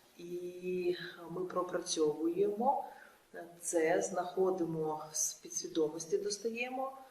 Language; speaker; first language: Ukrainian; non-native, local second language; Russian